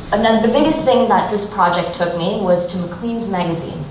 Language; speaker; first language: English; native; English